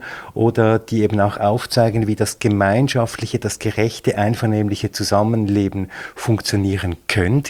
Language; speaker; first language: German; native; German